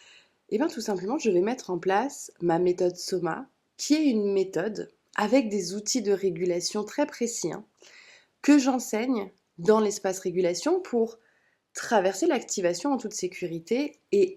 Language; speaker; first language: French; native; French